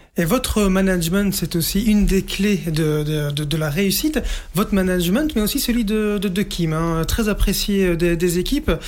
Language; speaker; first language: French; native; French